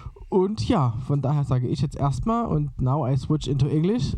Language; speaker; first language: German; native; German